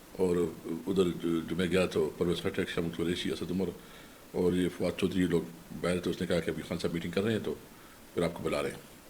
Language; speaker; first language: Urdu; non-native, local second language; Pashto